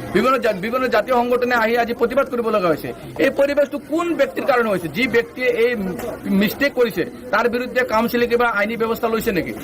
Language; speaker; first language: Assamese; non-native, local second language; Bangla